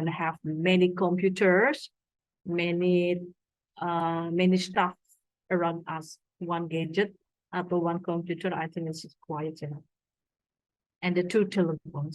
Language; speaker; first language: English; non-native, fluent; Indonesian